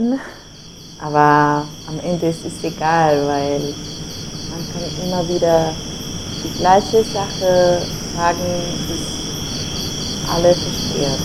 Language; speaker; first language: German; non-native, fluent; English